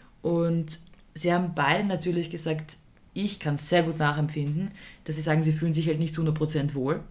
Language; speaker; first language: German; early bilingual, other home language; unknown